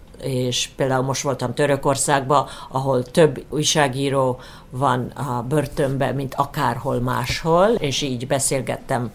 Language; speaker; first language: Hungarian; early bilingual, heritage; Hungarian